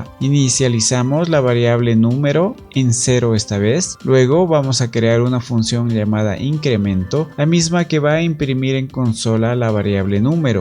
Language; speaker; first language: Spanish; native; Spanish